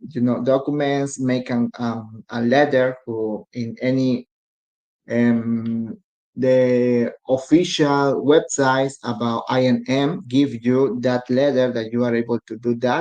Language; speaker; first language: English; non-native, learner; Spanish